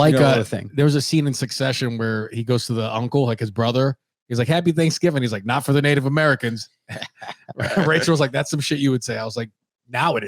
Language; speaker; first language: English; native; English